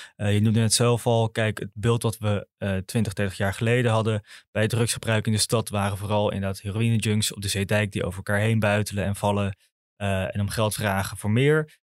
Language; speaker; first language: Dutch; native; Dutch